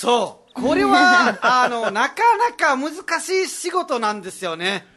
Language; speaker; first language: Japanese; non-native, fluent; Nepali